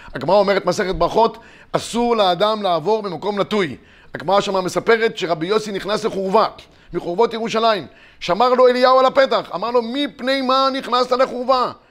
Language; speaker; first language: Hebrew; native; Hebrew